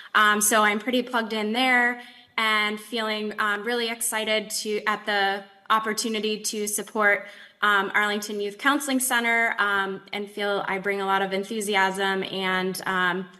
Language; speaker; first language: English; native; English